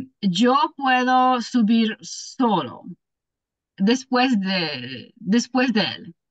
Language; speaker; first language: Spanish; non-native, learner; English